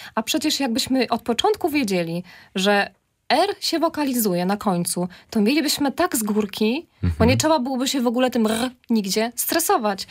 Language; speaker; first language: Polish; native; Polish